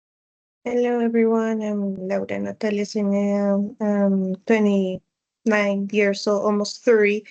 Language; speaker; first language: English; non-native, learner; Spanish